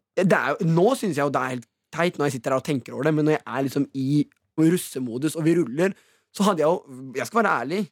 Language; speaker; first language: Norwegian; early bilingual, other home language; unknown